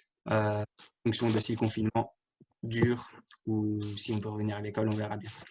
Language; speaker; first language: French; native; French